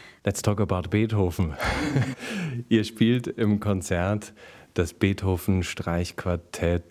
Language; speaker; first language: German; native; German